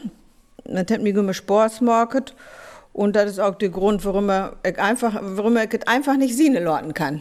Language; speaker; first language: German; native; German